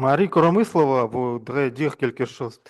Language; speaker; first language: French; non-native, learner; Russian